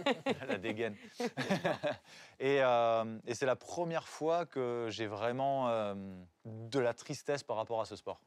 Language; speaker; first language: French; native; French